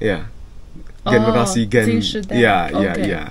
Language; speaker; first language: Indonesian; native; Indonesian